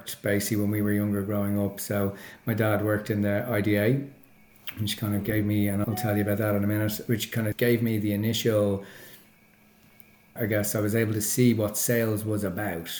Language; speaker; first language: English; native; English